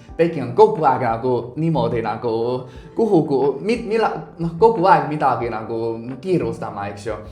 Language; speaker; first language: Estonian; non-native, fluent; Chinese